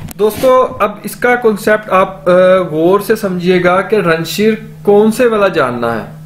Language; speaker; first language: Urdu; non-native, local second language; Punjabi